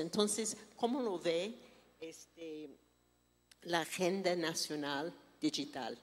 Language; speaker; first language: Spanish; non-native, fluent; English